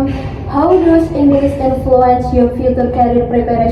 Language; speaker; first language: English; non-native, learner; Indonesian